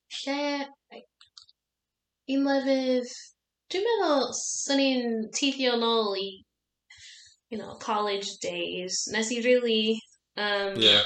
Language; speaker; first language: Welsh; non-native, learner; English